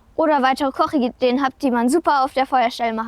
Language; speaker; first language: German; native; German